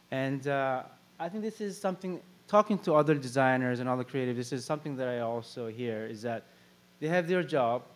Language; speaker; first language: English; non-native, fluent; Korean